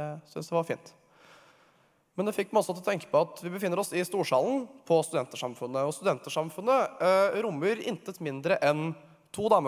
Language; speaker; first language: Norwegian; native; Norwegian